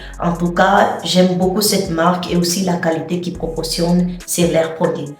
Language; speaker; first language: French; non-native, fluent; Portuguese